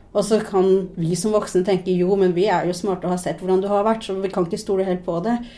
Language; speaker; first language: Norwegian; early bilingual, other home language; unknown